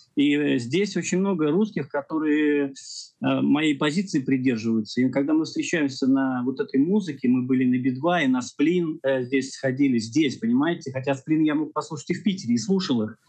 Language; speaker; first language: Russian; native; Russian